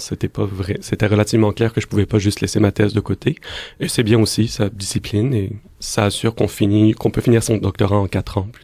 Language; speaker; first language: French; native; French